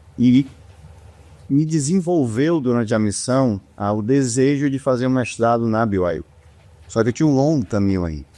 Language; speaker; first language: Portuguese; native; Portuguese